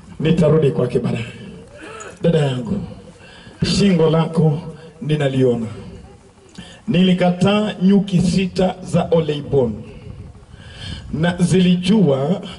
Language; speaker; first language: Swahili; non-native, local second language; Luyia